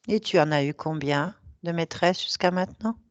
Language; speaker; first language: French; native; French